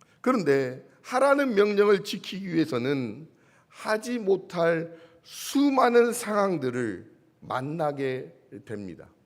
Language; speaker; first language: Korean; native; Korean